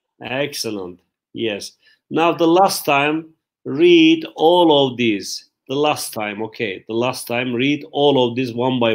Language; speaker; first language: English; non-native, fluent; Turkish